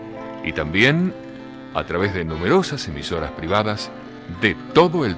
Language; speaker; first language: Spanish; native; Spanish